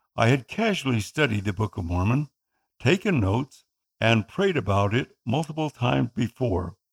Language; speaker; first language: English; non-native, local second language; Filipino